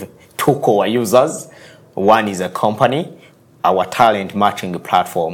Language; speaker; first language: English; non-native, local second language; Kinyarwanda